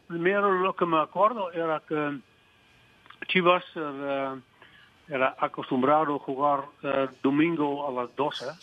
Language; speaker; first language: Spanish; non-native, fluent; Dutch